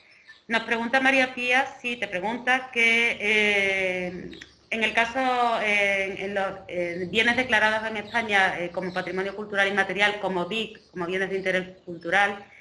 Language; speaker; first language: Spanish; native; Spanish